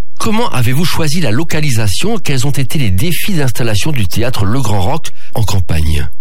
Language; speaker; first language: French; native; French